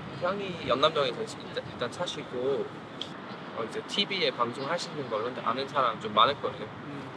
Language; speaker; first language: Korean; non-native, fluent; English